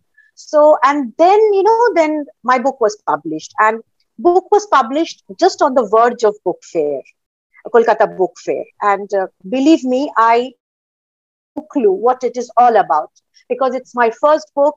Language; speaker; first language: English; non-native, local second language; Bangla